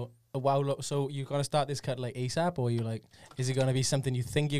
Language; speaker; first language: English; native; English